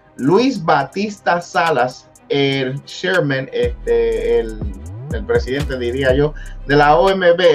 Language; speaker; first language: Spanish; early bilingual, heritage; Spanish